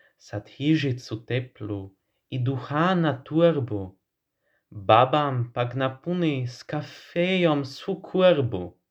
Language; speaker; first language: Croatian; native; Croatian